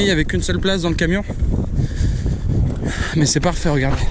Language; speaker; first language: French; native; French